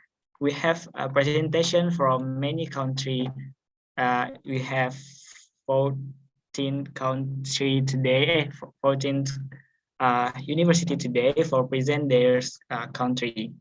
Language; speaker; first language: English; non-native, fluent; Indonesian